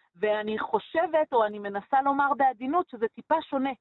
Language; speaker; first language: Hebrew; native; Hebrew